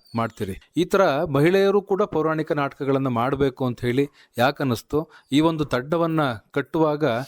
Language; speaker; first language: Kannada; native; Kannada